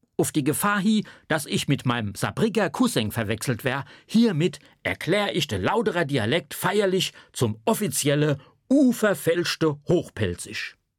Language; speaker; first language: German; native; German